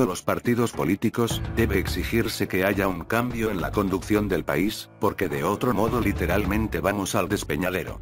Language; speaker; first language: Spanish; native; Spanish